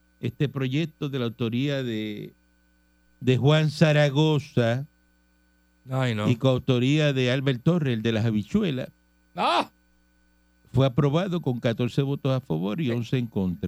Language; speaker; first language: Spanish; native; Spanish